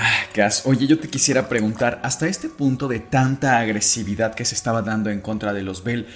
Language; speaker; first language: Spanish; native; Spanish